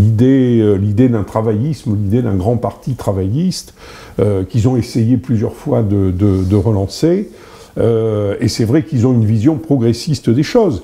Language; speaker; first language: French; native; French